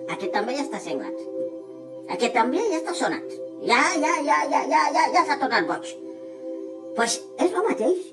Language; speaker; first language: Catalan; non-native, fluent; Fula